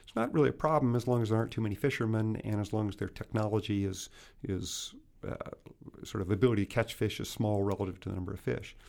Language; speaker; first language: English; native; English